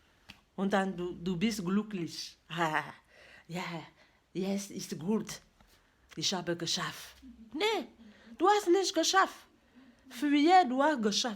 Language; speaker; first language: German; non-native, learner; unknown